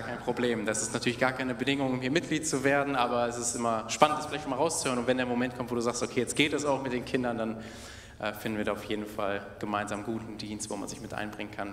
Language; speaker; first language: German; native; German